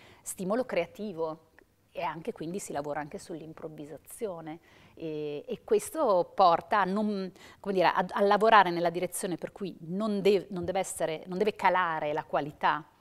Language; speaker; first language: Italian; native; Italian